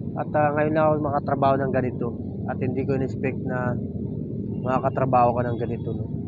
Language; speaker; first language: Filipino; non-native, local second language; Waray